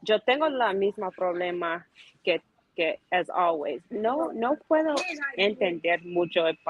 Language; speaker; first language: Spanish; non-native, learner; English